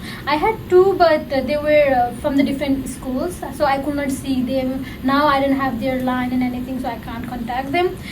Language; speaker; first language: English; non-native, fluent; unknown